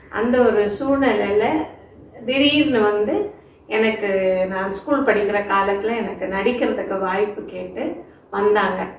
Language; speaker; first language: Tamil; non-native, local second language; Malayalam